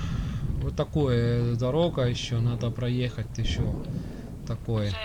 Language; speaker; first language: Russian; non-native, local second language; Estonian